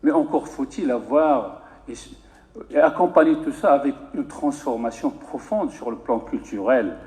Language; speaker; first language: French; non-native, local second language; Arabic